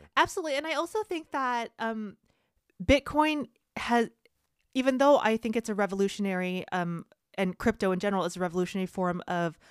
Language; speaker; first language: English; early bilingual, other home language; Vietnamese